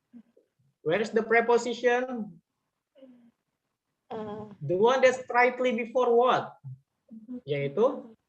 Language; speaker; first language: English; non-native, fluent; Indonesian